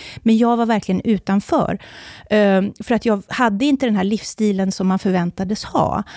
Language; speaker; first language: Swedish; native; Swedish